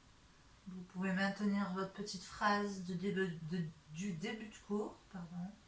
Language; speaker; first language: French; native; French